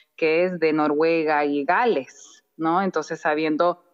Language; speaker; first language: Spanish; early bilingual, other home language; English